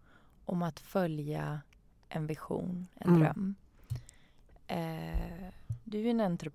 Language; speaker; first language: Swedish; non-native, fluent; Persian